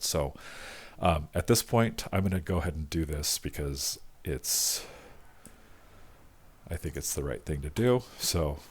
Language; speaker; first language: English; native; English